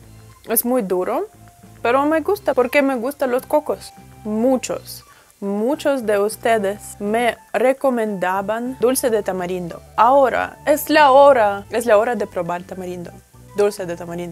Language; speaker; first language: Spanish; non-native, fluent; Russian